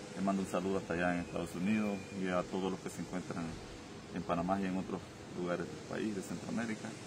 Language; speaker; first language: Spanish; native; Spanish